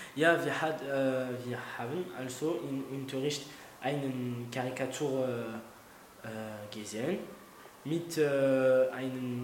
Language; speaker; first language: German; non-native, learner; French